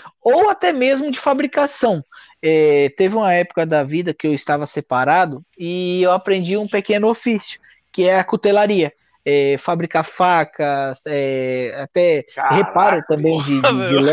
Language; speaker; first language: Portuguese; native; Portuguese